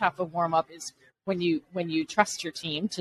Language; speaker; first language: English; native; English